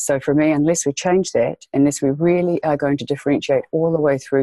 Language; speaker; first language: English; native; English